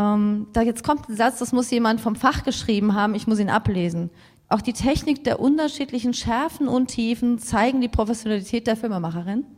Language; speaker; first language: German; native; German